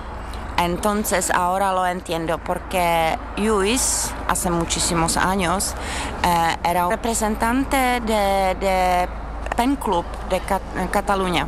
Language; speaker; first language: Spanish; non-native, learner; Czech